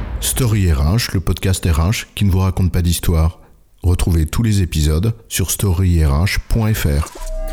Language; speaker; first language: French; native; French